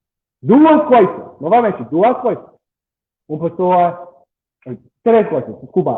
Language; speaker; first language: Portuguese; non-native, learner; English